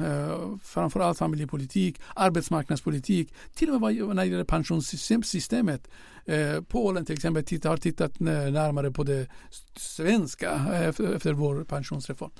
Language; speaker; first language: Swedish; non-native, fluent; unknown